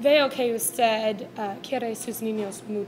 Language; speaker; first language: Spanish; non-native, learner; English